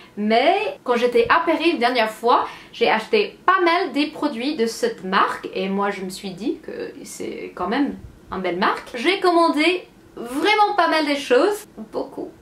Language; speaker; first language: French; non-native, fluent; English